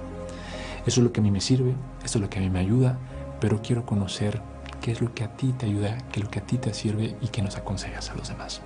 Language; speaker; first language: Spanish; native; Spanish